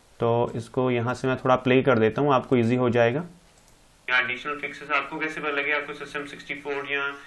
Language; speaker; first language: Hindi; non-native, local second language; Punjabi